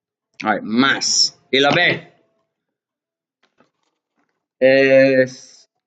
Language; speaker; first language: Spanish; non-native, learner; English